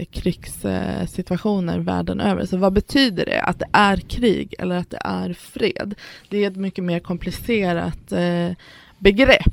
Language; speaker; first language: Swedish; early bilingual, other home language; Persian